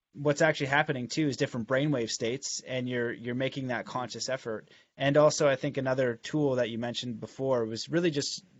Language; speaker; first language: English; native; English